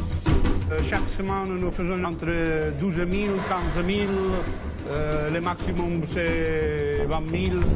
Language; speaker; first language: French; non-native, learner; Spanish